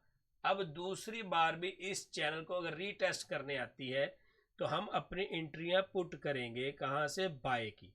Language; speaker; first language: Hindi; non-native, local second language; Punjabi